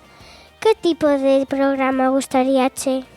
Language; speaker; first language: Galician; non-native, local second language; Spanish